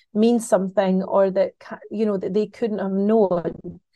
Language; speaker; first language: English; native; English